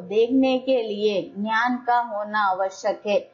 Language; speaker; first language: Hindi; non-native, local second language; Telugu